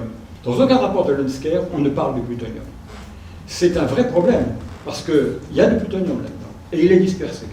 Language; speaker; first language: French; native; French